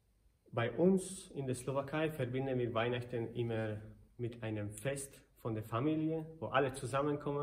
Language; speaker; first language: German; non-native, fluent; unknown